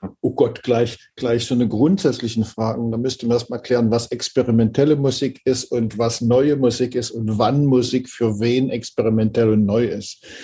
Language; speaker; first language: German; native; German